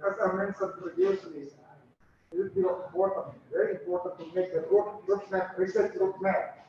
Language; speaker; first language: English; non-native, learner; Indonesian